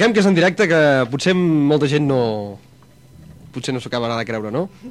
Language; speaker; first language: Catalan; native; Catalan